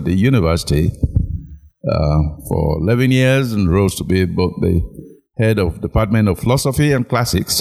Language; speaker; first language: English; non-native, local second language; Krio